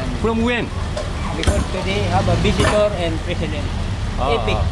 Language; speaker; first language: English; non-native, learner; Filipino